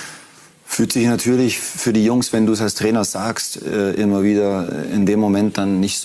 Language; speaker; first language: German; native; German